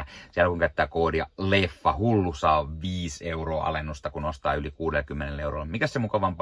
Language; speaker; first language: Finnish; native; Finnish